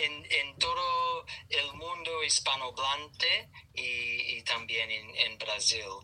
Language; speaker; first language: Spanish; non-native, learner; English